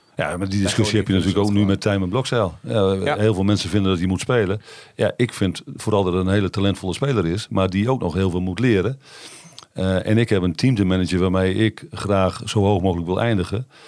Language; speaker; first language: Dutch; native; Dutch